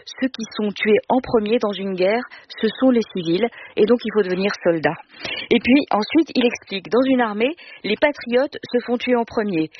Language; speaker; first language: French; native; French